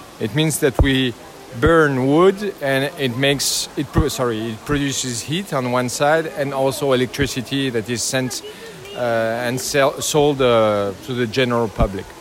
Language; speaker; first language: English; non-native, learner; French